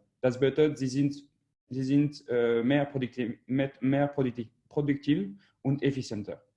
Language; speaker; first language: German; non-native, learner; French